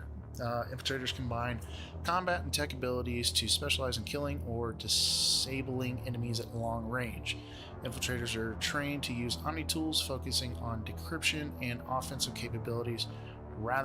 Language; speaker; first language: English; native; English